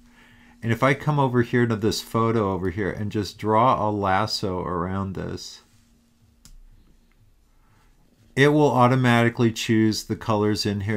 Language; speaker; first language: English; native; English